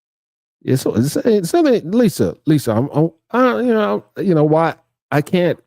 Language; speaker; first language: English; native; English